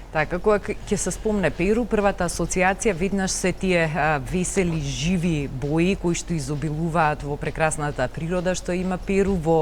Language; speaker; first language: Macedonian; native; Macedonian